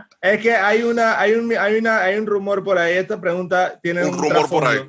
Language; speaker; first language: Spanish; native; Spanish